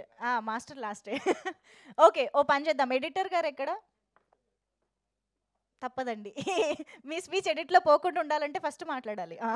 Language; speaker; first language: Telugu; native; Telugu